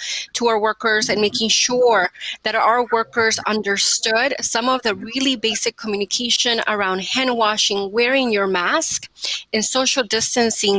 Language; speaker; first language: English; early bilingual, other home language; Spanish